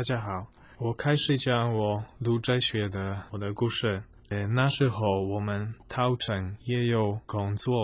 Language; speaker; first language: Chinese; non-native, fluent; Polish